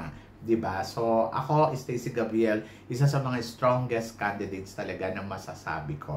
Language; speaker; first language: Filipino; native; Filipino